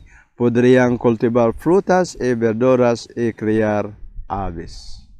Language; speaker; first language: Spanish; non-native, fluent; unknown